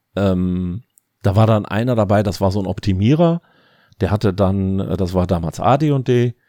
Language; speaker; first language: German; native; German